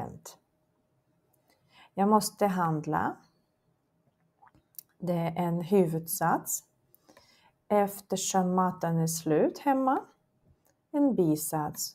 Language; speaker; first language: Swedish; non-native, fluent; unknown